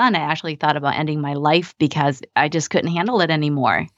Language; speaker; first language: English; early bilingual, other home language; Vietnamese